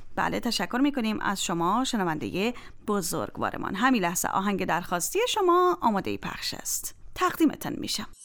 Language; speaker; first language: Persian; native; Persian